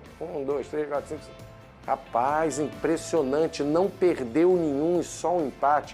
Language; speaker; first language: Portuguese; native; Portuguese